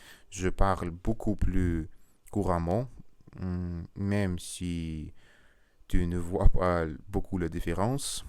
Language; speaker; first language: French; non-native, learner; Russian